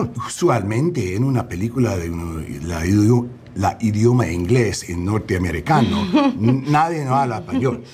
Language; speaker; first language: Spanish; non-native, learner; English